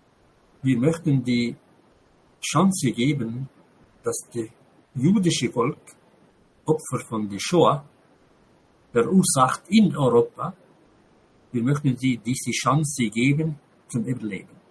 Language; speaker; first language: German; non-native, fluent; Arabic